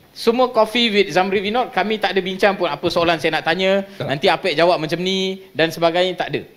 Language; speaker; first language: Malay; non-native, local second language; Tamil